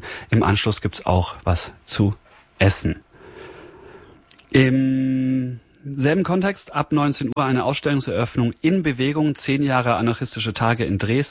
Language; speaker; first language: German; native; German